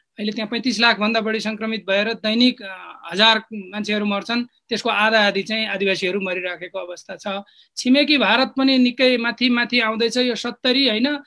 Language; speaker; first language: Nepali; non-native, local second language; Eastern Tamang